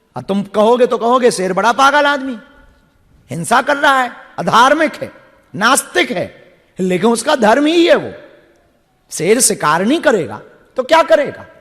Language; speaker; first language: Hindi; native; Hindi